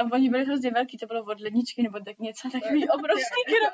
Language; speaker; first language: Czech; early bilingual, heritage; Czech